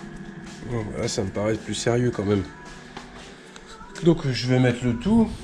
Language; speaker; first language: French; native; French